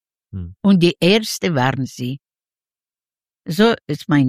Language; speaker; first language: German; non-native, learner; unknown